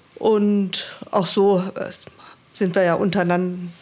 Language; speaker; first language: German; native; German